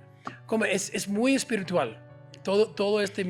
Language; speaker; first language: Spanish; non-native, fluent; English